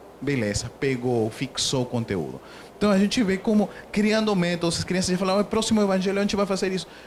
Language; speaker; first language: Portuguese; non-native, fluent; Spanish